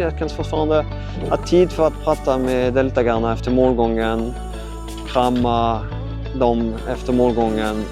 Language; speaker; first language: Swedish; non-native, fluent; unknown